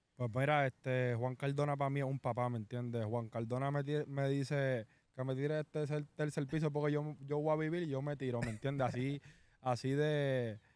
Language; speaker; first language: Spanish; native; Spanish